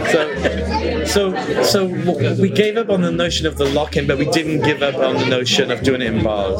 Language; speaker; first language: English; native; English